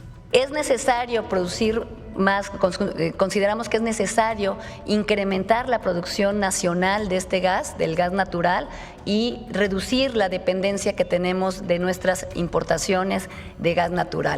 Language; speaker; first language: Spanish; native; Spanish